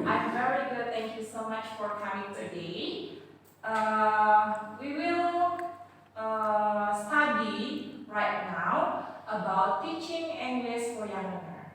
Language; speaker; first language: English; non-native, fluent; Indonesian